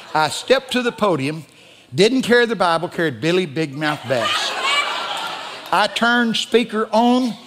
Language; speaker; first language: English; native; English